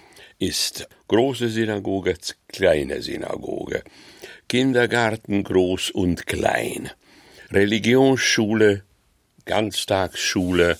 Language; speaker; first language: German; non-native, fluent; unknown